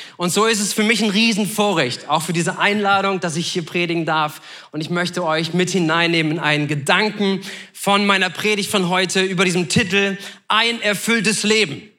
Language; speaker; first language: German; native; German